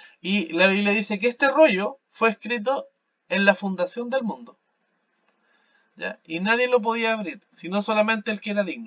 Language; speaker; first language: Spanish; native; Spanish